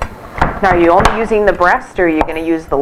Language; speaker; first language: English; native; English